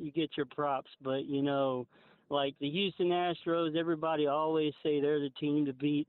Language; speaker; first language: English; native; English